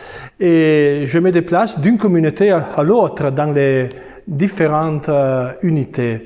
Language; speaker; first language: French; non-native, fluent; Italian